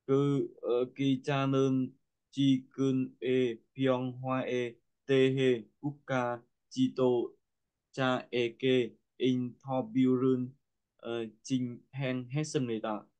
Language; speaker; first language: Korean; non-native, learner; Vietnamese